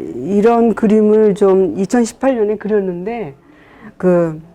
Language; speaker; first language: Korean; native; Korean